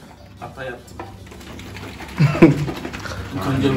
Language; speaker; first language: Turkish; non-native, fluent; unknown